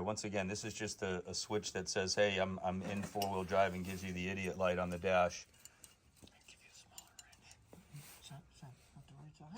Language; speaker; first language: English; native; English